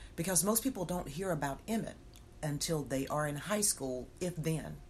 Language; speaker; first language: English; native; English